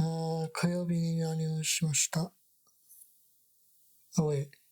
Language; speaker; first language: Japanese; non-native, learner; English